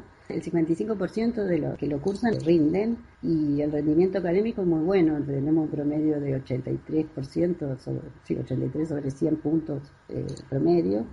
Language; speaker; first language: Spanish; native; Spanish